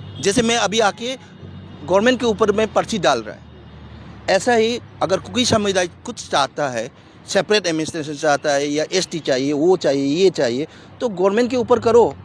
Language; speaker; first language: Hindi; non-native, local second language; Manipuri